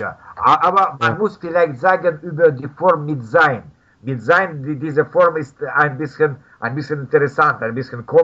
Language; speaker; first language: German; non-native, learner; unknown